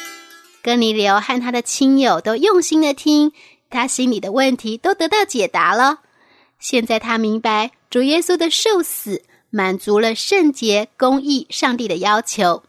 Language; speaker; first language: Chinese; native; Chinese